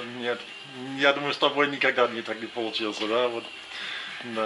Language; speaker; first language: Russian; non-native, learner; English